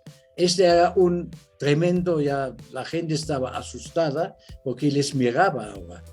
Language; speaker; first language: Spanish; non-native, fluent; German